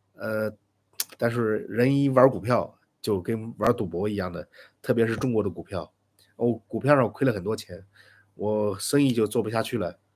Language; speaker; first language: Chinese; native; Chinese